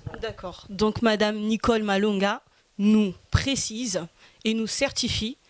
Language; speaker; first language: French; early bilingual, other home language; Lingala